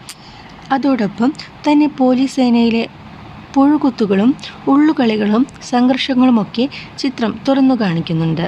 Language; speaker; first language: Malayalam; native; Malayalam